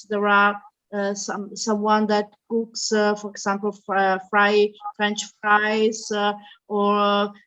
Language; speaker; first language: English; non-native, learner; Italian